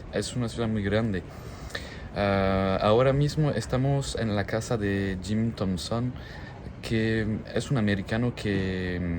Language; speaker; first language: Spanish; non-native, learner; French